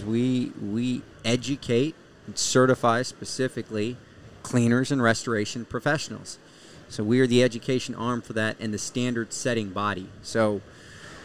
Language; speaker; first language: English; native; English